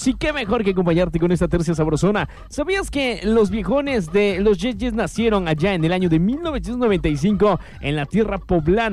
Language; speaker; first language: Spanish; native; Spanish